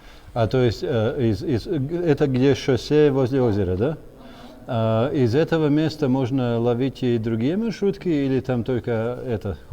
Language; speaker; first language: Russian; non-native, fluent; Latvian